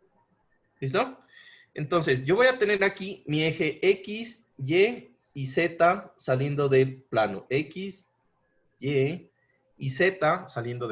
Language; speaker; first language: Spanish; native; Spanish